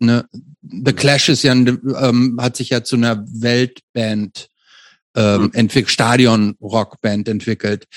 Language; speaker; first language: German; native; German